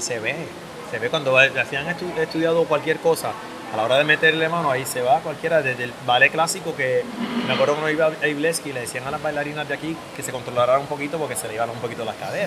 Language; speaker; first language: Spanish; native; Spanish